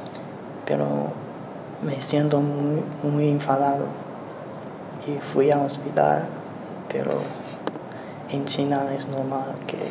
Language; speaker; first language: Spanish; non-native, learner; Chinese